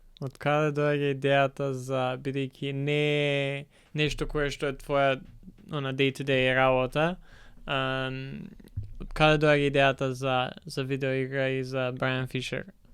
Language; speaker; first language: Macedonian; native; Macedonian